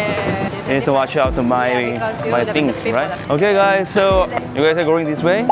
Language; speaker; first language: English; non-native, learner; Korean